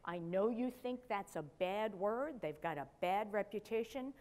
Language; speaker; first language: English; native; English